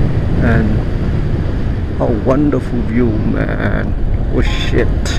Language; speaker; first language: Hindi; non-native, local second language; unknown